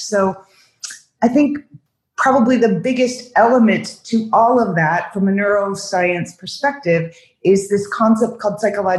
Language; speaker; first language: English; native; English